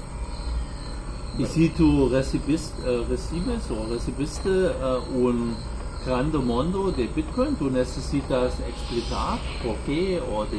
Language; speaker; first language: Spanish; non-native, learner; German